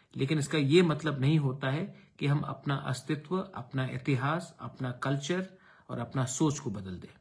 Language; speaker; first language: Hindi; non-native, local second language; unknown